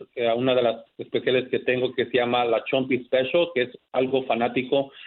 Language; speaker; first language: Spanish; early bilingual, heritage; Spanish